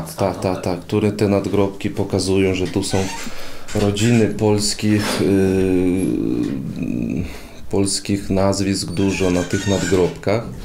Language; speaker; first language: Polish; non-native, fluent; Russian